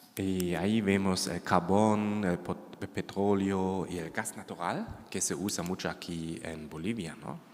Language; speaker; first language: Spanish; non-native, fluent; German